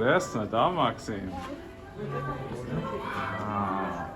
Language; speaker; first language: Russian; non-native, learner; English